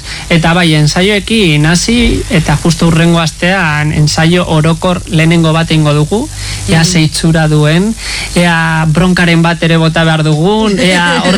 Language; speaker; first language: Basque; native; Basque